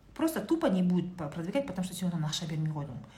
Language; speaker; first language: Russian; non-native, local second language; Kazakh